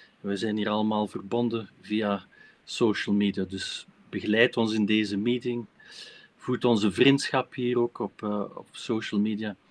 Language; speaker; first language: Dutch; native; Dutch